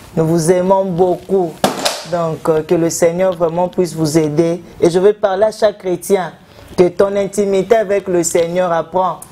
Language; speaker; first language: French; non-native, local second language; Lingala